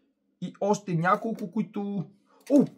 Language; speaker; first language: Bulgarian; native; Bulgarian